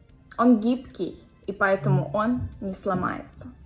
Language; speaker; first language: Russian; native; Russian